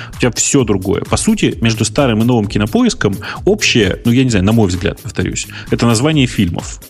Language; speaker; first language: Russian; native; Russian